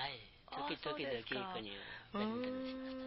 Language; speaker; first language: Japanese; non-native, learner; Nepali